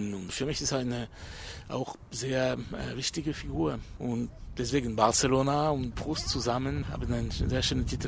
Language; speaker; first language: German; non-native, fluent; French